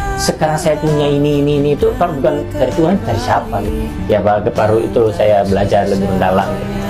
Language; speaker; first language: Indonesian; non-native, fluent; Korean